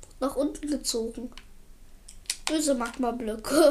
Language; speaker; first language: German; native; German